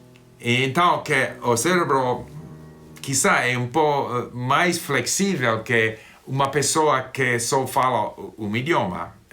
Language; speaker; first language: Portuguese; non-native, fluent; English